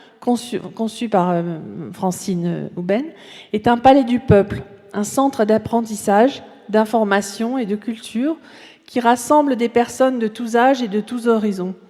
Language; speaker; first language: French; native; French